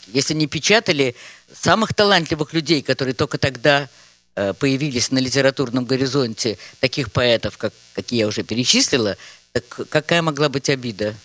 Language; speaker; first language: Russian; native; Russian